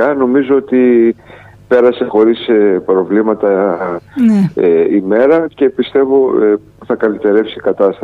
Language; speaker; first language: Greek; native; Greek